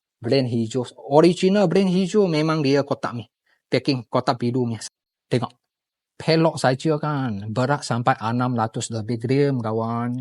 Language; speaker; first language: Malay; non-native, local second language; Chinese